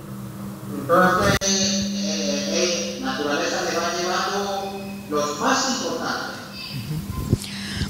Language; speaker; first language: Spanish; non-native, local second language; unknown